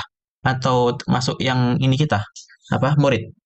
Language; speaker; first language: Indonesian; native; Indonesian